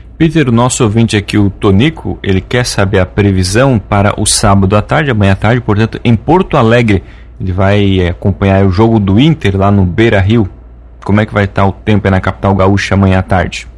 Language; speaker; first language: Portuguese; native; Portuguese